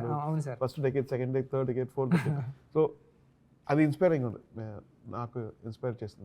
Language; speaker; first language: Telugu; non-native, learner; Tamil